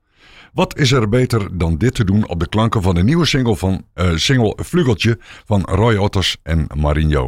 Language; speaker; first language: Dutch; native; Dutch